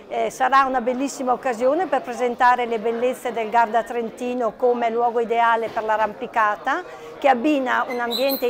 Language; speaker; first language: Italian; native; Italian